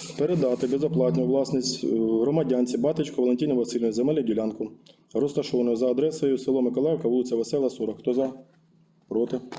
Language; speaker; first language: Ukrainian; native; Ukrainian